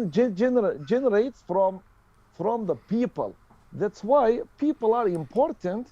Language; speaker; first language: English; non-native, learner; Turkish